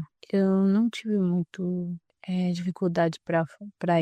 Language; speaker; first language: Portuguese; non-native, fluent; Spanish